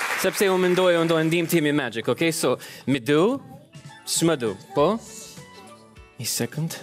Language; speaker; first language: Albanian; non-native, learner; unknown